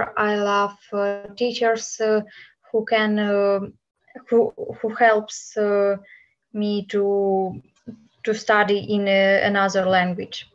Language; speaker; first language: English; non-native, learner; Ukrainian